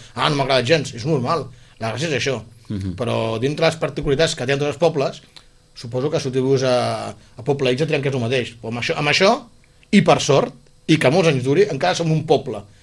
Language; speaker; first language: Catalan; native; Catalan